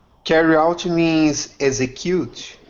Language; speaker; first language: English; non-native, learner; Portuguese